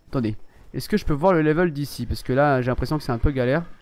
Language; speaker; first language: French; native; French